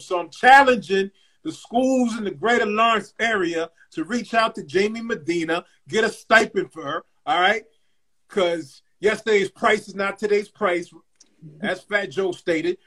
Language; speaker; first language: English; early bilingual, other home language; Spanish